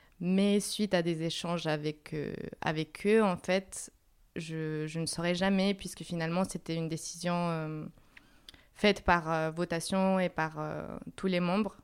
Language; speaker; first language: French; non-native, fluent; Spanish